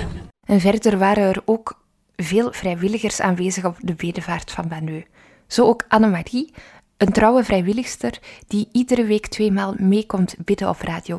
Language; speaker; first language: Dutch; native; Dutch